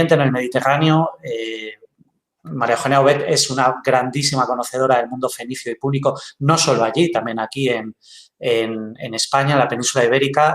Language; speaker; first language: Spanish; native; Spanish